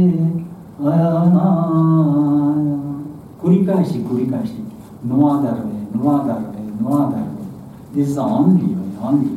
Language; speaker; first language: Japanese; non-native, learner; Bangla